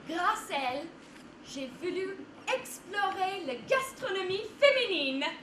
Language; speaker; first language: French; non-native, fluent; English